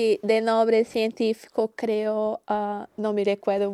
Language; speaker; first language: Spanish; non-native, learner; Portuguese